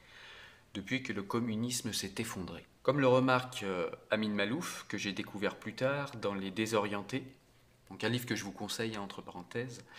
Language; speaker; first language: French; native; French